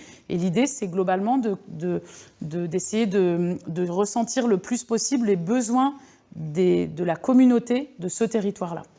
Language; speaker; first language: French; native; French